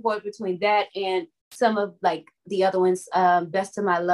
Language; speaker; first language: English; native; English